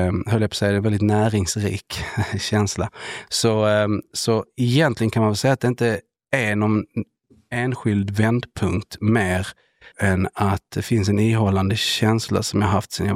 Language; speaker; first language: Swedish; native; Swedish